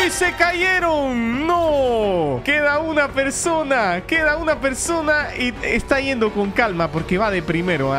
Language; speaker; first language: Spanish; native; Spanish